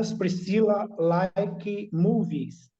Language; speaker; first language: English; non-native, learner; Portuguese